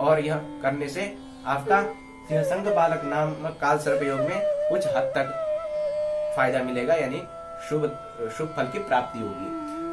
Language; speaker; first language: Hindi; native; Hindi